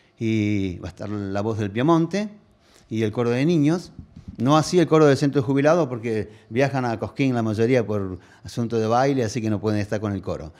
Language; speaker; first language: Spanish; native; Spanish